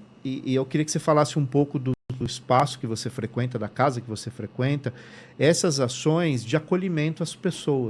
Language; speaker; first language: Portuguese; native; Portuguese